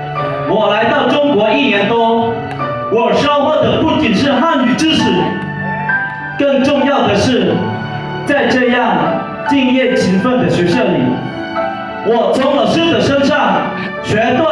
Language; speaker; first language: Chinese; non-native, learner; Lao